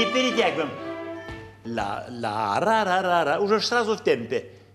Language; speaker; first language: Russian; non-native, fluent; Lithuanian